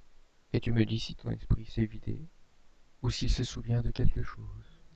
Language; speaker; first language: French; native; French